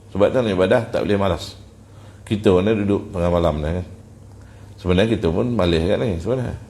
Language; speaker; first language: Malay; native; Malay